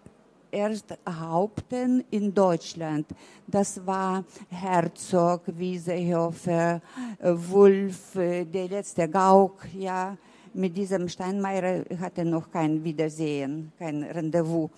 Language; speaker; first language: German; early bilingual, heritage; German